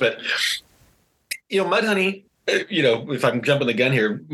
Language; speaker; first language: English; native; English